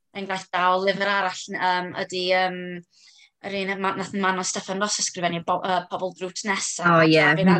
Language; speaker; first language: Welsh; non-native, local second language; English